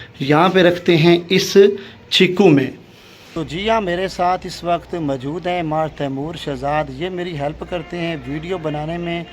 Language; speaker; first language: Urdu; native; Urdu